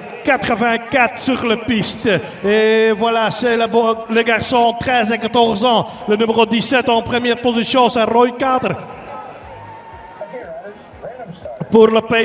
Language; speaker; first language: French; non-native, local second language; Dutch